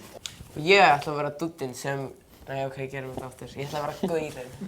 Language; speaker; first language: Icelandic; native; Icelandic